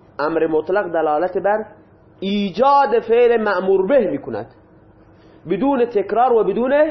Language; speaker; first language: Persian; non-native, local second language; Baluchi